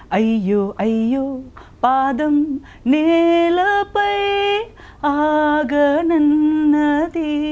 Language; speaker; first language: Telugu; non-native, local second language; Konkani